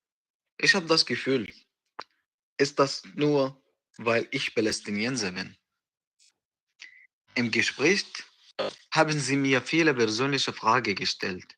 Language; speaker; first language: German; non-native, learner; Arabic